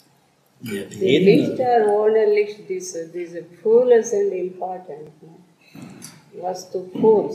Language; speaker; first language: German; non-native, learner; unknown